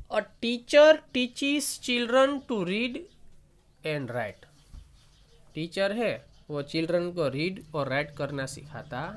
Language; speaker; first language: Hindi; non-native, local second language; Gujarati